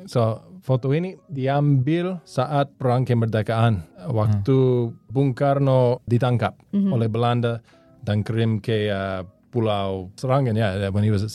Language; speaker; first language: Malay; non-native, learner; English